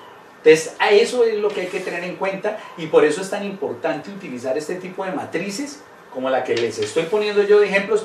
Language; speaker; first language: Spanish; native; Spanish